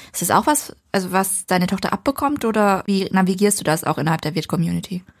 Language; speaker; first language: German; early bilingual, other home language; Vietnamese